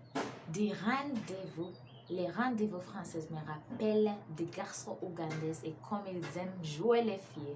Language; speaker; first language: French; non-native, fluent; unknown